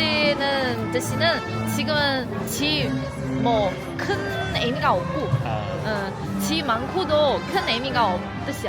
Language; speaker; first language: Korean; non-native, learner; Chinese